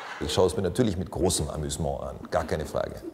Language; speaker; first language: German; native; German